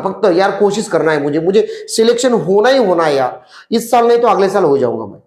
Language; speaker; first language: Hindi; non-native, local second language; Marathi